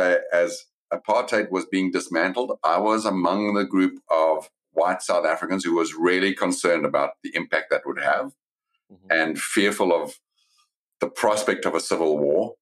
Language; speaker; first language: English; native; English